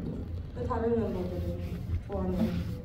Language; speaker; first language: Korean; early bilingual, heritage; English